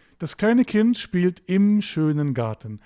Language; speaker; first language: German; non-native, fluent; Turkish